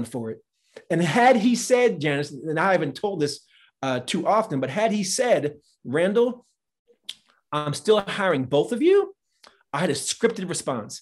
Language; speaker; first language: English; native; English